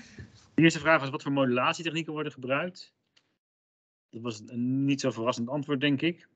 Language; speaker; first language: Dutch; native; Dutch